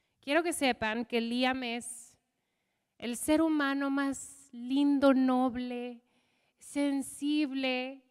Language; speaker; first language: Spanish; non-native, fluent; English